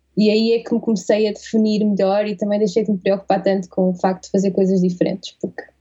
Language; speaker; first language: Portuguese; native; Portuguese